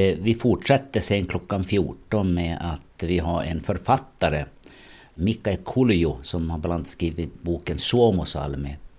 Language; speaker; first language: Swedish; native; Swedish